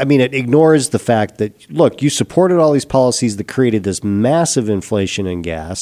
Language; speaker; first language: English; native; English